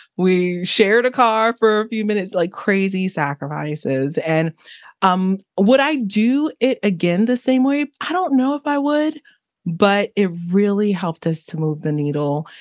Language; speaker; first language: English; early bilingual, other home language; Haitian Creole